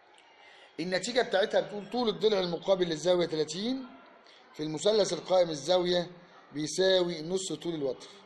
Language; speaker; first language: Arabic; native; Arabic